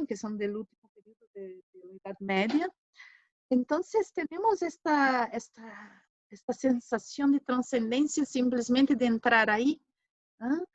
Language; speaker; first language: Spanish; non-native, fluent; Portuguese